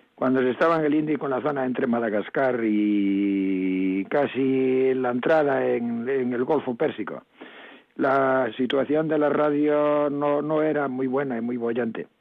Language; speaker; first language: Spanish; native; Spanish